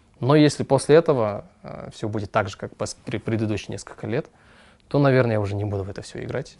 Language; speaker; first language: Russian; non-native, local second language; Kyrgyz